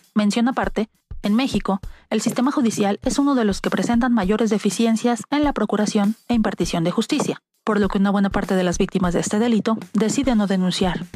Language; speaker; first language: Spanish; native; Spanish